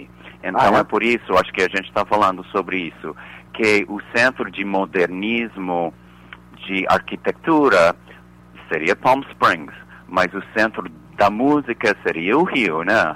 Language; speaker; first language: Portuguese; non-native, fluent; English